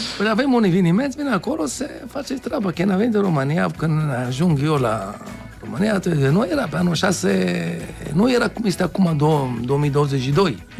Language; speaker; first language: Romanian; non-native, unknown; Hebrew